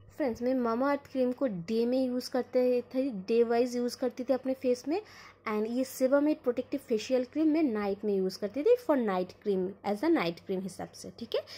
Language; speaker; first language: Hindi; non-native, local second language; Bangla